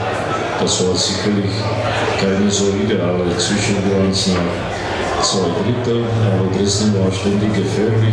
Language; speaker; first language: German; non-native, fluent; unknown